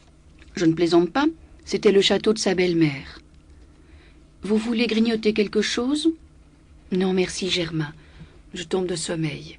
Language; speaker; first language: French; native; French